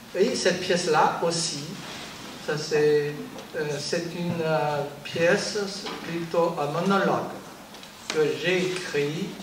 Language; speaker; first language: French; non-native, fluent; Chinese